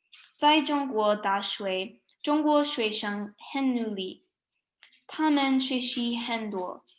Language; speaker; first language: Chinese; non-native, learner; English